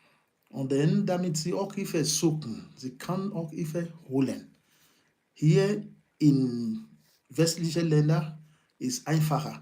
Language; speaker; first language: German; non-native, learner; Yoruba